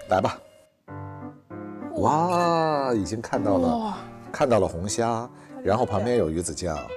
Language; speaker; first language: Chinese; native; Chinese